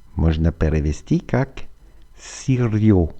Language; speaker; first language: Russian; non-native, fluent; French